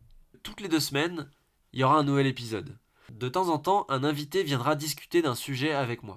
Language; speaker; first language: French; native; French